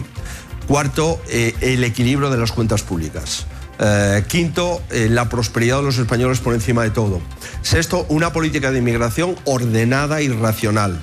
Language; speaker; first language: Spanish; native; Spanish